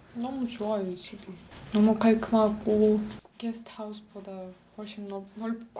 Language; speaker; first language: Korean; non-native, learner; Russian